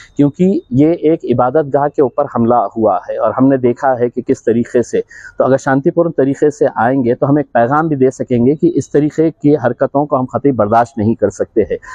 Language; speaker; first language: Urdu; native; Urdu